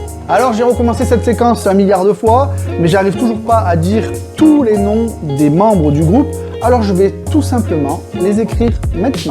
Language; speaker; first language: French; native; French